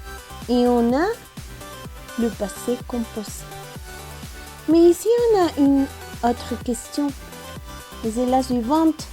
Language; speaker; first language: French; non-native, learner; Spanish